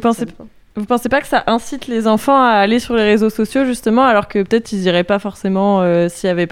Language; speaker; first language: French; native; French